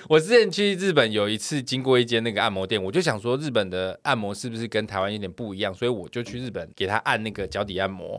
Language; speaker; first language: Chinese; native; Chinese